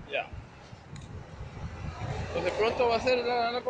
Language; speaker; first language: Spanish; native; Spanish